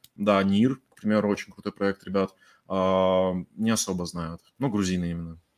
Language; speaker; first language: Russian; native; Russian